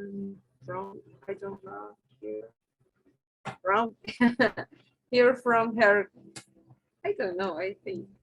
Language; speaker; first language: English; non-native, learner; Spanish